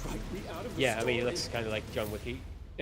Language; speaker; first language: English; native; English